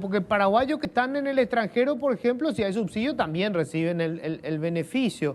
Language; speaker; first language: Spanish; native; Spanish